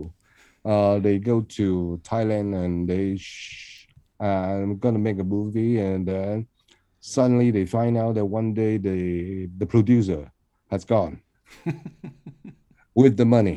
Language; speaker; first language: English; non-native, local second language; Cantonese